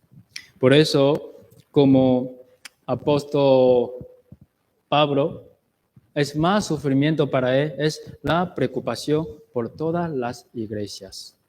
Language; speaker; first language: Spanish; non-native, learner; Chinese